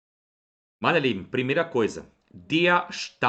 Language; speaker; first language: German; non-native, fluent; Portuguese